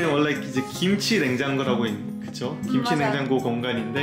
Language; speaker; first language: Korean; native; Korean